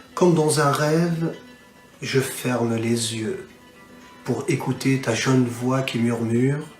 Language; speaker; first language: French; non-native, local second language; Arabic